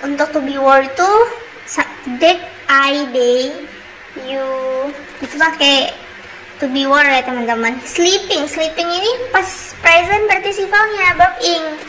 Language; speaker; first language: English; non-native, learner; Indonesian